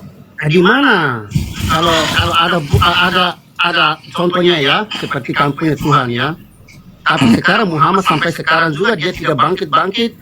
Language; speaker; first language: Indonesian; non-native, fluent; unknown